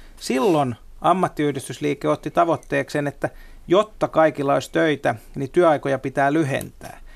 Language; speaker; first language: Finnish; native; Finnish